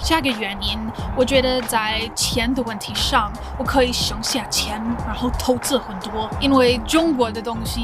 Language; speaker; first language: Chinese; non-native, learner; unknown